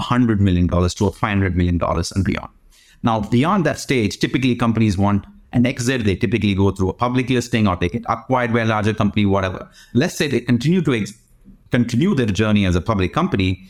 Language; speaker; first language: English; non-native, local second language; Tamil